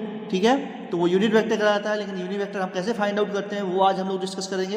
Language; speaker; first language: Hindi; native; Hindi